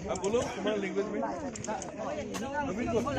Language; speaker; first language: Hindi; non-native, local second language; Assamese